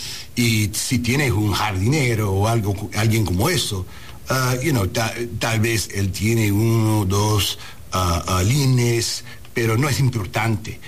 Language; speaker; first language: Spanish; early bilingual, heritage; Spanish